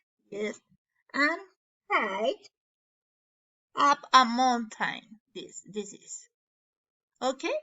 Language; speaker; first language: English; non-native, learner; Spanish